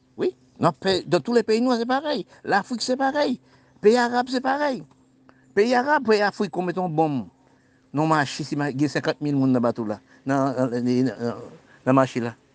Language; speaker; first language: French; non-native, local second language; Haitian Creole